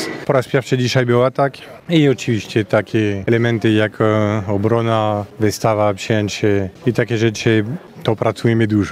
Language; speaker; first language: Polish; non-native, fluent; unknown